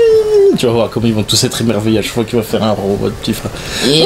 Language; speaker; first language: French; native; French